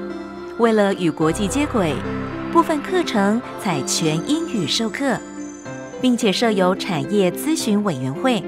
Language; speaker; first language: Chinese; native; Chinese